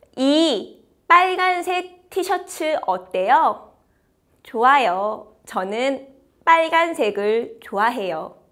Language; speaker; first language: Korean; native; Korean